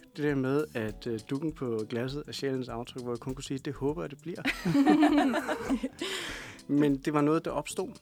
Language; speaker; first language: Danish; native; Danish